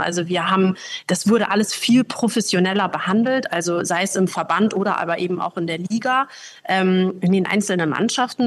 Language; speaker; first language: German; native; German